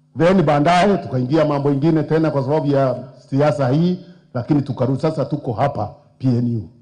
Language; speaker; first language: Swahili; non-native, local second language; Meru